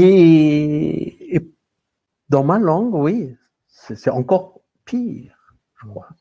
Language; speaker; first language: French; non-native, fluent; Persian